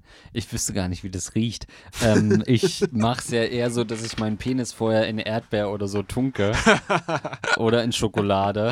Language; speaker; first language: German; native; German